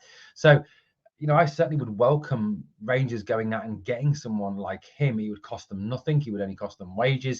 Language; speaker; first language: English; native; English